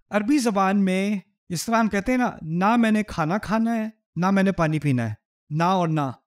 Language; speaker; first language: Urdu; native; Urdu